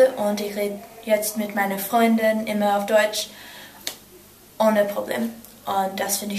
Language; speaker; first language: German; non-native, learner; English